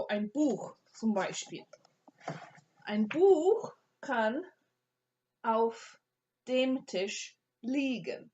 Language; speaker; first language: German; non-native, fluent; English